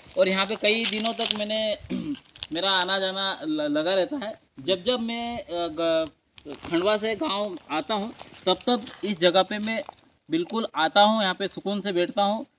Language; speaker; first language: Hindi; non-native, local second language; Bhili